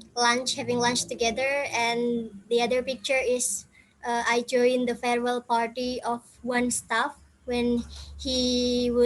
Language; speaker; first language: English; non-native, fluent; Indonesian